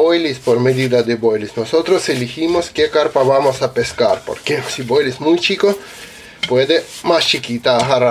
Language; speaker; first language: Spanish; non-native, learner; Russian